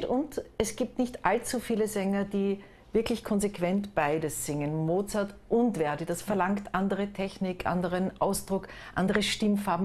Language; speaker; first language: German; native; German